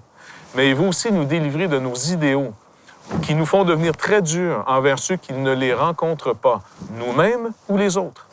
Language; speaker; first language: French; native; French